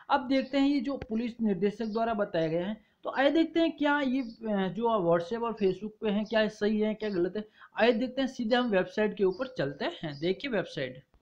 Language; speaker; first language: Hindi; native; Hindi